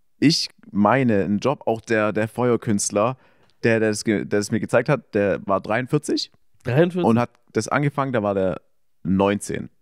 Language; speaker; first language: German; native; German